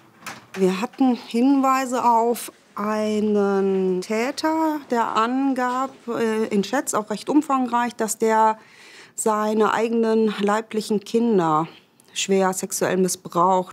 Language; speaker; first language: German; native; German